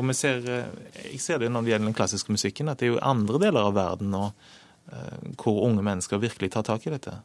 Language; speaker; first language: Norwegian; native; Norwegian